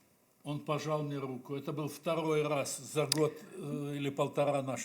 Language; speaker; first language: Russian; native; Russian